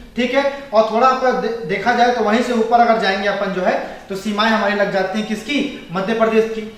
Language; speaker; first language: Hindi; native; Hindi